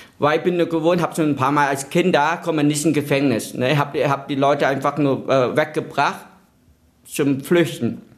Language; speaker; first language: German; non-native, fluent; Vietnamese